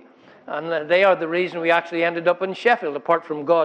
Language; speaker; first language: English; native; English